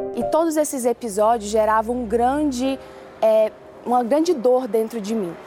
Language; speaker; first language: Portuguese; early bilingual, other home language; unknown